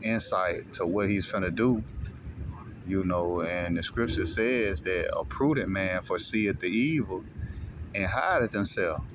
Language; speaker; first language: English; native; English